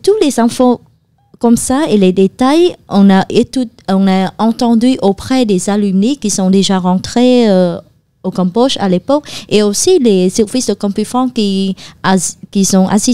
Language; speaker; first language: French; non-native, fluent; Khmer